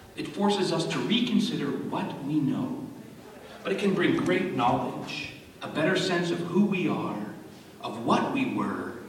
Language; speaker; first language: English; native; English